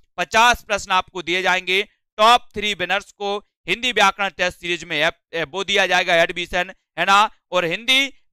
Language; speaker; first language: Hindi; native; Hindi